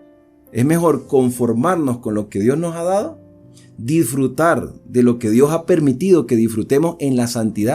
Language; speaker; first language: Spanish; native; Spanish